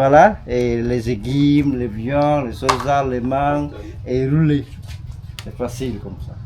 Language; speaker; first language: French; non-native, learner; Khmer